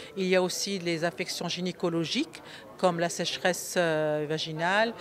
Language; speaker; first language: French; non-native, local second language; Arabic